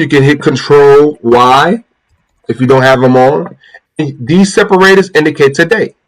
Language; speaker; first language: English; native; English